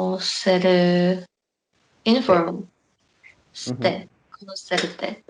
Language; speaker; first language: Spanish; non-native, learner; Korean